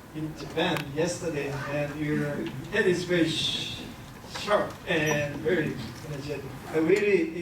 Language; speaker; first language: English; non-native, learner; Japanese